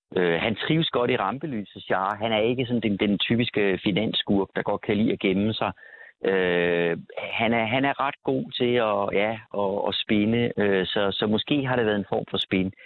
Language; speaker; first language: Danish; native; Danish